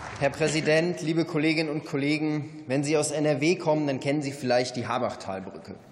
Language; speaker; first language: German; native; German